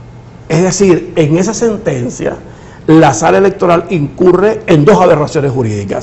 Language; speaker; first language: Spanish; native; Spanish